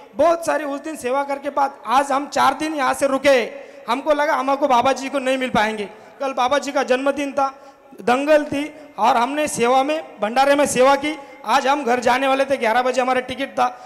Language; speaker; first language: Hindi; non-native, local second language; Marathi